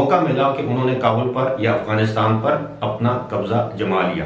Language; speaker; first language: Urdu; native; Urdu